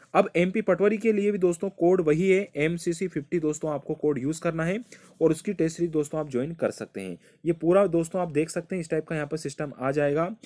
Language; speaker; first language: Hindi; native; Hindi